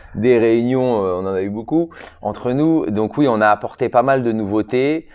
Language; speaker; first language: French; native; French